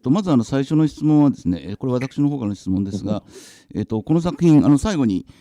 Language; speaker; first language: Japanese; native; Japanese